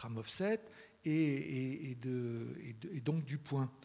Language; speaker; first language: French; early bilingual, heritage; Spanish